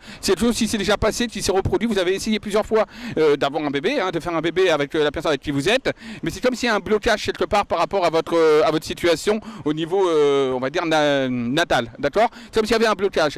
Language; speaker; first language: French; native; French